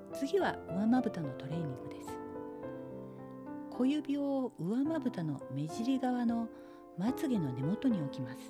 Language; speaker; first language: Japanese; native; Japanese